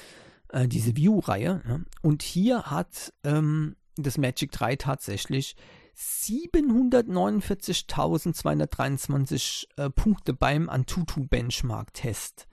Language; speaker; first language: German; native; German